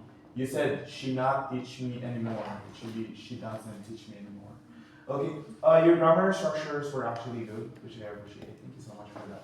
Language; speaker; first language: English; non-native, fluent; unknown